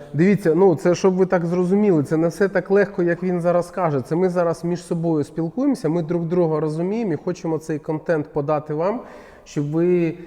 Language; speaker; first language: Ukrainian; non-native, local second language; Russian